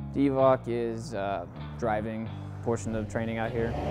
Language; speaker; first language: English; native; English